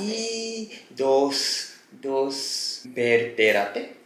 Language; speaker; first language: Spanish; non-native, learner; Japanese